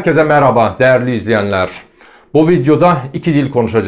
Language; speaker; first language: Turkish; native; Turkish